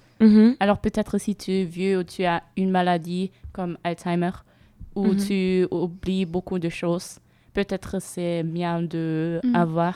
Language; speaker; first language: French; non-native, learner; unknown